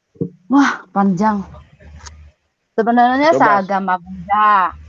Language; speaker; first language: Indonesian; non-native, learner; Cantonese